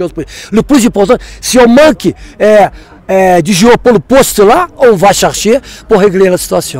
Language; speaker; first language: French; non-native, fluent; Portuguese